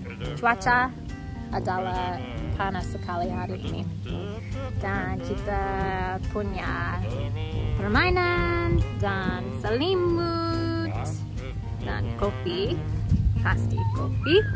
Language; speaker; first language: Indonesian; non-native, learner; English